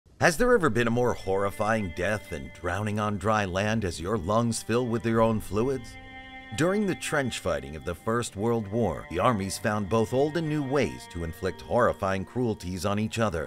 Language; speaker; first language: English; native; English